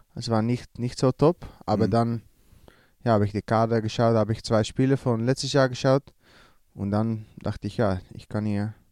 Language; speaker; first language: German; non-native, learner; Dutch